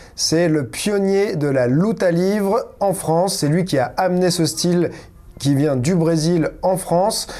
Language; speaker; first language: French; native; French